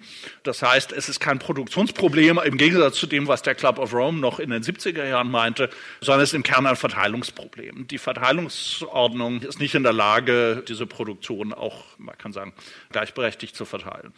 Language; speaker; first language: German; native; German